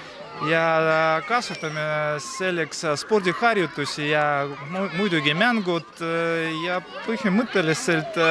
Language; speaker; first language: Estonian; non-native, local second language; Russian